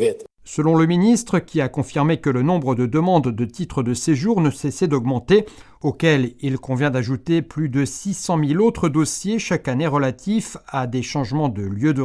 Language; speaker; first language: French; native; French